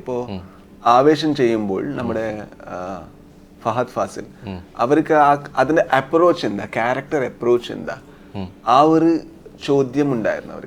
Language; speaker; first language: Malayalam; non-native, local second language; Kannada